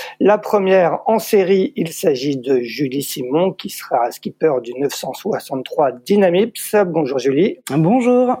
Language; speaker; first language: French; native; French